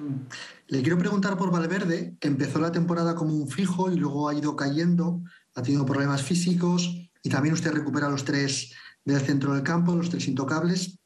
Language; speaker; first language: Spanish; native; Spanish